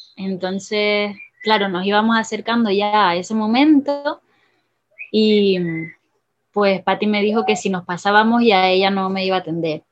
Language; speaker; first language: Spanish; native; Spanish